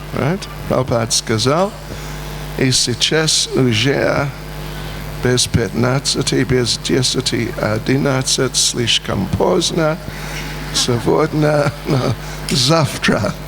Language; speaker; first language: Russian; non-native, learner; English